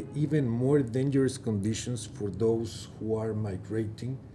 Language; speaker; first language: English; non-native, fluent; Persian